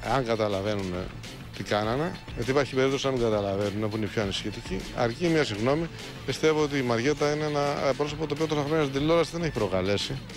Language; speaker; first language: Greek; native; Greek